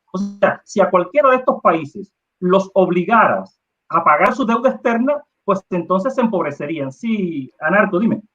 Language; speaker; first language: Spanish; native; Spanish